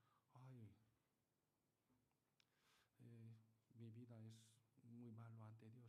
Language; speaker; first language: Spanish; non-native, learner; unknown